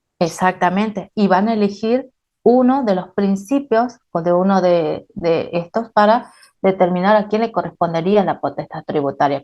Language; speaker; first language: Spanish; native; Spanish